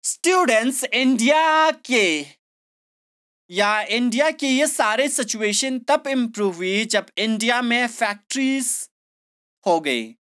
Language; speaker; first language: Hindi; non-native, local second language; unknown